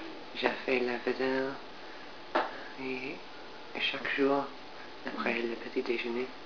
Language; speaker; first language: French; non-native, learner; English